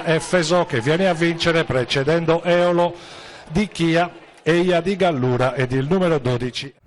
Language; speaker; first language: Italian; native; Italian